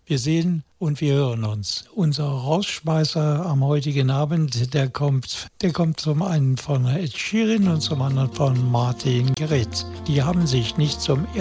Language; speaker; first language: German; native; German